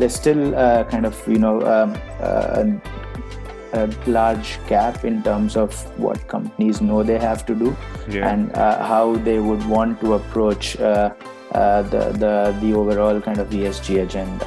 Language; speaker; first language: English; non-native, local second language; Gujarati